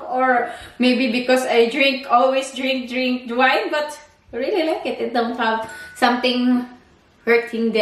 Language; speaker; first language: English; non-native, learner; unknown